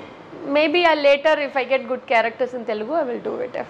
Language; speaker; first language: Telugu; non-native, local second language; Tamil